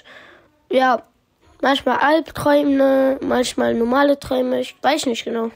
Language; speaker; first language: German; early bilingual, other home language; Pashto